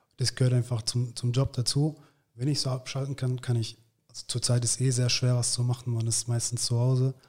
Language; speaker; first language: German; early bilingual, other home language; Turkish